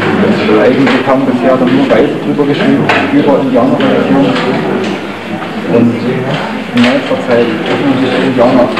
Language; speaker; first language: German; native; German